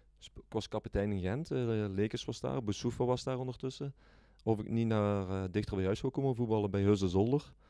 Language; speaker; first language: Dutch; native; Dutch